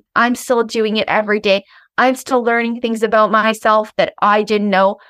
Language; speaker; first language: English; native; English